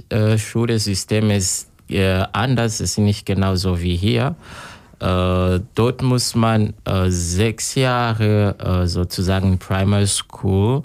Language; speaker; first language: German; non-native, learner; Kinyarwanda